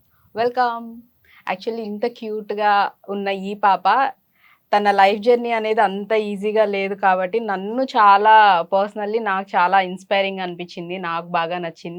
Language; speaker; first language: Telugu; native; Telugu